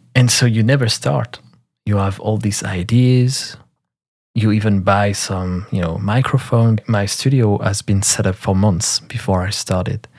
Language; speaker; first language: English; non-native, fluent; French